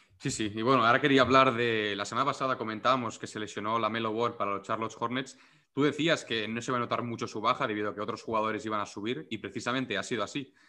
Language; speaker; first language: Spanish; non-native, local second language; Catalan